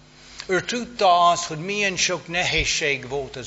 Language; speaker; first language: Hungarian; non-native, fluent; English